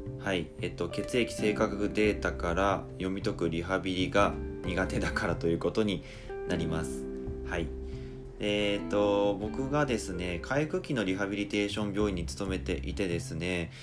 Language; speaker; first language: Japanese; native; Japanese